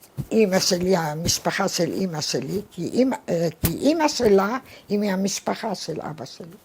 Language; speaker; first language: Hebrew; non-native, fluent; Arabic